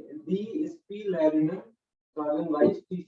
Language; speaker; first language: German; non-native, learner; Hindi